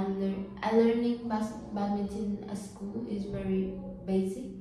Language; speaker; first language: English; non-native, learner; Vietnamese